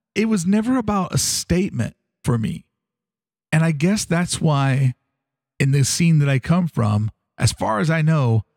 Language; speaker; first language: English; native; English